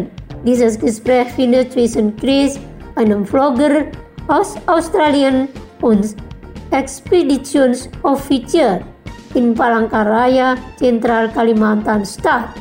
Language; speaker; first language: German; non-native, learner; Indonesian